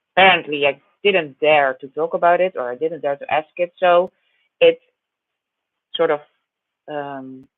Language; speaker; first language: English; non-native, fluent; Dutch